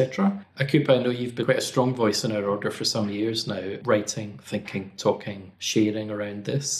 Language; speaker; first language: English; native; English